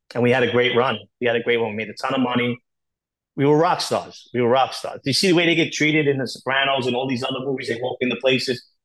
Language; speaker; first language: English; native; English